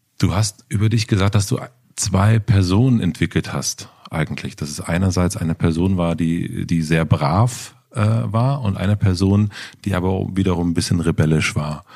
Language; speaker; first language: German; native; German